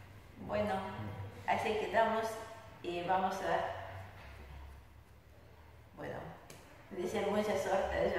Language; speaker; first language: Spanish; non-native, learner; Russian